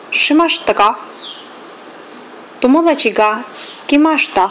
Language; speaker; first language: Japanese; non-native, learner; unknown